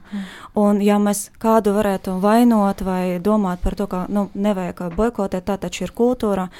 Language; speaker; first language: Latvian; non-native, fluent; Ukrainian